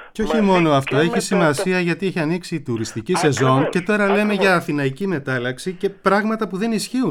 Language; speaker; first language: Greek; native; Greek